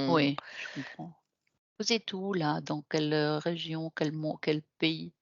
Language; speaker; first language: French; native; French